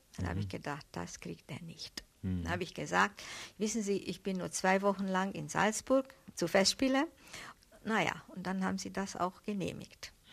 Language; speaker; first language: German; non-native, fluent; Hungarian